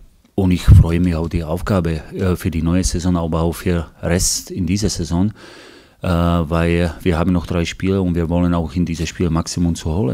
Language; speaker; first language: German; non-native, fluent; Hungarian